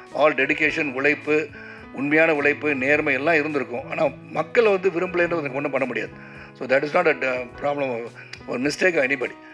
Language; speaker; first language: Tamil; native; Tamil